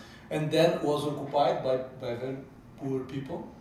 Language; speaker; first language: English; non-native, fluent; Portuguese